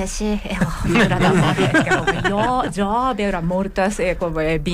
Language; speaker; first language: Catalan; non-native, learner; Japanese